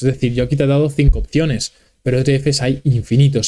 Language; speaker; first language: Spanish; native; Spanish